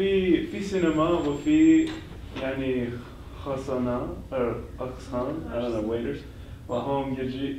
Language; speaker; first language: Arabic; non-native, learner; English